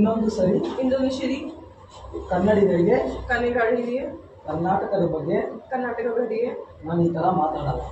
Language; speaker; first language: Kannada; non-native, learner; Hindi